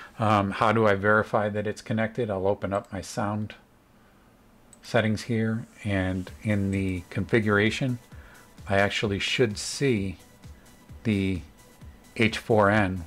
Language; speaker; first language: English; native; English